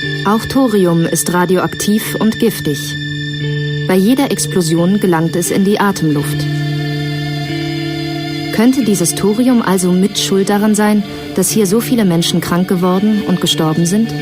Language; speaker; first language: German; native; German